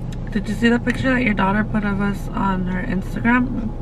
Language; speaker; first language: English; early bilingual, other home language; Spanish